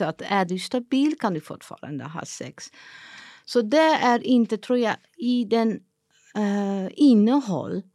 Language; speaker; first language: Swedish; non-native, fluent; Dutch